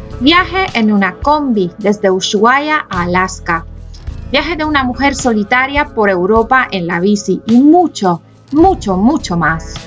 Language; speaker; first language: Spanish; non-native, fluent; Polish